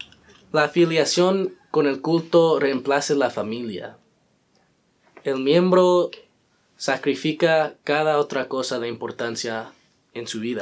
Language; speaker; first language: Spanish; non-native, learner; English